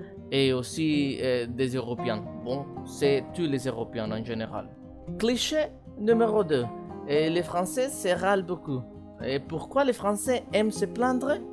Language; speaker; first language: French; non-native, fluent; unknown